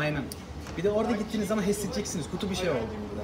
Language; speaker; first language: Turkish; non-native, learner; Arabic